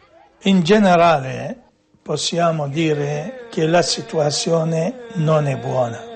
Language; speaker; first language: Italian; non-native, fluent; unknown